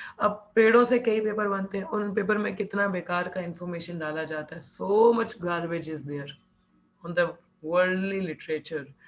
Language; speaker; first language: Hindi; non-native, local second language; Punjabi